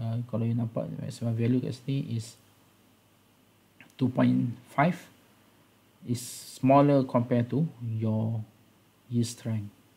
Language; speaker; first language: English; non-native, local second language; Malay